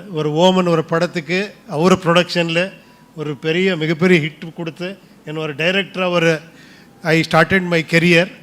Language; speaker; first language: Tamil; non-native, local second language; Kannada